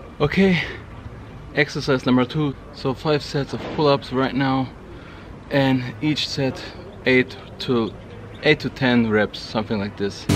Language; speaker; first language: English; non-native, fluent; German